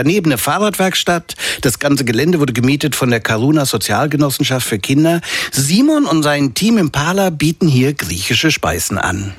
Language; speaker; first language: German; native; German